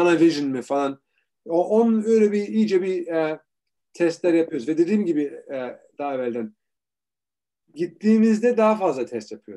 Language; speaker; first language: Turkish; early bilingual, heritage; Turkish